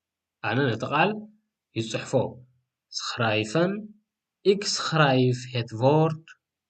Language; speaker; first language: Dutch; non-native, learner; Tigrinya